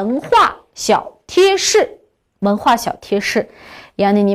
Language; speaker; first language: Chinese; non-native, local second language; Uyghur